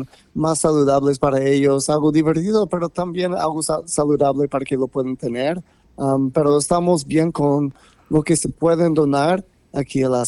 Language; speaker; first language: Spanish; non-native, fluent; English